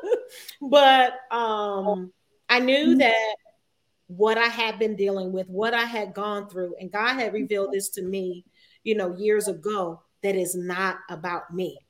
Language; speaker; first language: English; native; English